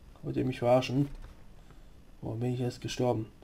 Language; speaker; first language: German; native; German